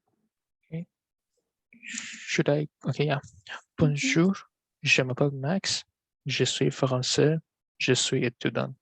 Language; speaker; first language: French; non-native, learner; Persian